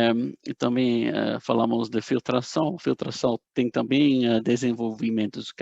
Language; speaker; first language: Portuguese; non-native, fluent; Dutch